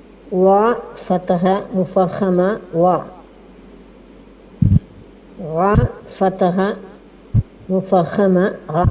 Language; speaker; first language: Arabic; non-native, learner; Malayalam